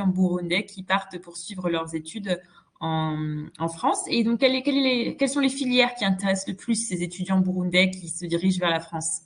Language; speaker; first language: French; native; French